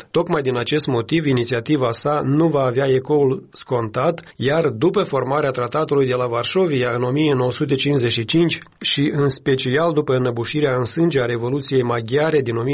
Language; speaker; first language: Romanian; native; Romanian